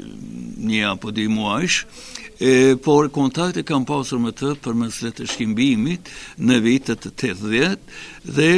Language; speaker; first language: Albanian; non-native, fluent; Swedish